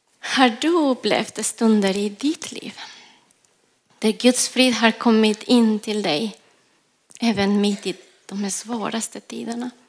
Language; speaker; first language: Swedish; non-native, fluent; Spanish